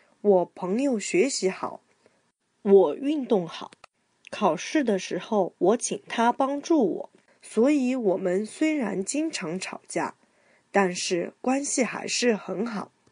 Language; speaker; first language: Chinese; non-native, fluent; Korean